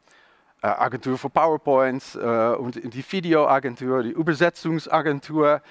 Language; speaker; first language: German; non-native, learner; Dutch